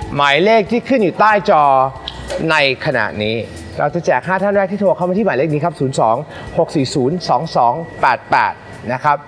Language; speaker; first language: Thai; native; Thai